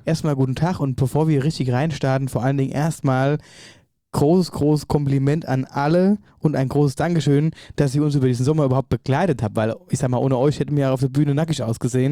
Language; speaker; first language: German; native; German